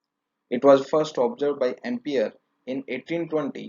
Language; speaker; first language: English; non-native, local second language; Hindi